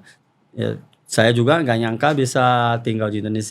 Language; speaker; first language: Indonesian; non-native, fluent; Portuguese